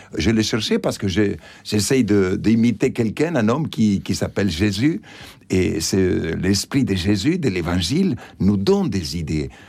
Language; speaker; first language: French; non-native, fluent; Spanish